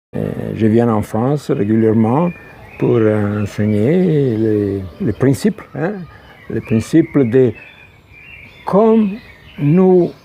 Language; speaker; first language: French; non-native, fluent; Italian